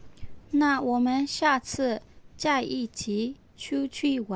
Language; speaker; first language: Chinese; non-native, learner; Burmese